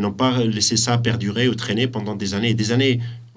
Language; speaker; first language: French; native; French